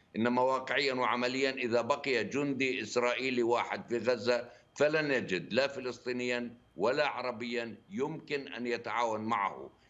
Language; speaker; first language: Arabic; native; Arabic